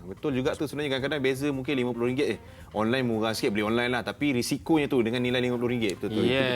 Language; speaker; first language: Malay; native; Malay